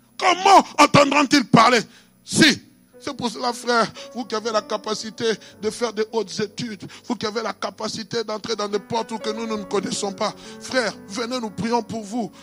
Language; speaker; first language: French; non-native, local second language; Lingala